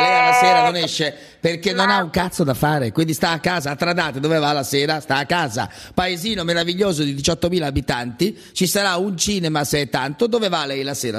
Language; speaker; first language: Italian; native; Italian